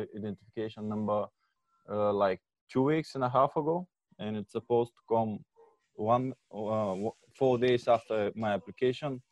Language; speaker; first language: English; non-native, fluent; Bulgarian